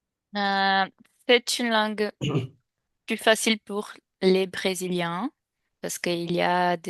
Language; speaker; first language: French; non-native, fluent; Portuguese